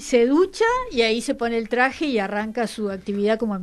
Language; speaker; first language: Spanish; native; Spanish